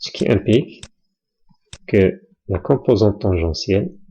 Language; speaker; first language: French; non-native, local second language; Arabic